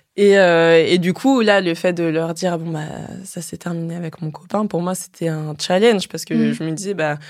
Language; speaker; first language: French; native; French